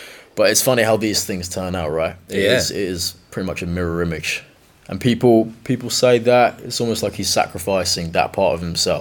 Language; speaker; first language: English; native; English